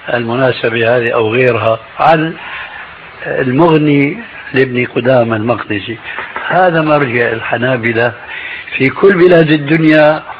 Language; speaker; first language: Arabic; early bilingual, other home language; Albanian